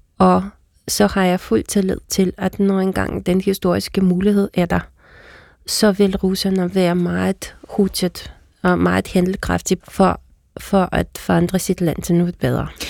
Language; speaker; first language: Danish; non-native, fluent; Russian